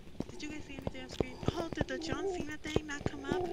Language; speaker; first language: English; non-native, fluent; Spanish